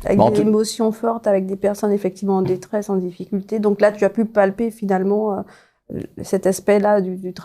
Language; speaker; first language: French; native; French